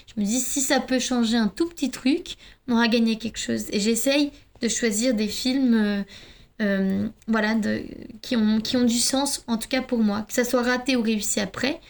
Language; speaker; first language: French; early bilingual, other home language; Finnish